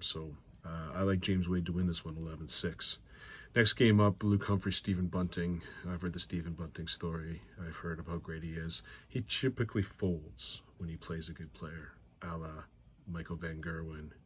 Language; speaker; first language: English; native; English